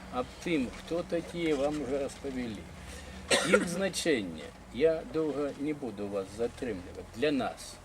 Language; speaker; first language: Belarusian; native; Belarusian